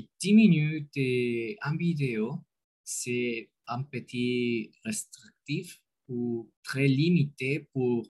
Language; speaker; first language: French; non-native, learner; Spanish